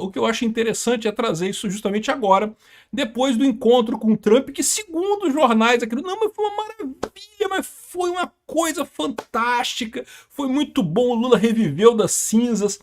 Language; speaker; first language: Portuguese; native; Portuguese